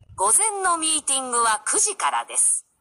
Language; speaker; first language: Japanese; non-native, learner; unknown